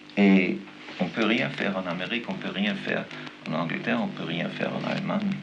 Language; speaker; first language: French; non-native, fluent; German